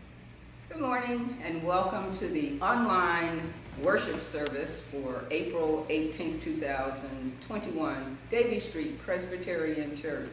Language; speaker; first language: English; native; English